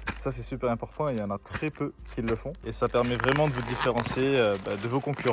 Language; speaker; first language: French; native; French